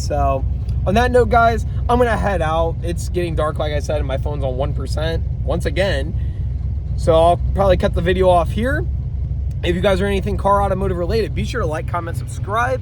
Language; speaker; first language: English; native; English